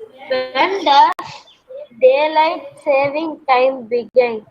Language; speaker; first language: English; non-native, learner; Tamil